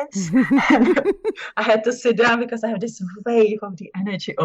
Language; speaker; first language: English; non-native, fluent; Czech